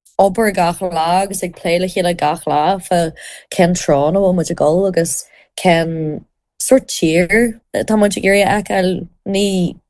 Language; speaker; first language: Irish; native; Irish